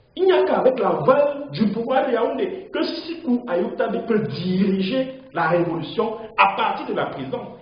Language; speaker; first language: French; native; French